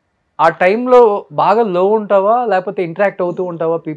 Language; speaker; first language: Telugu; native; Telugu